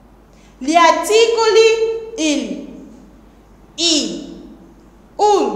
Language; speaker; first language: Italian; non-native, fluent; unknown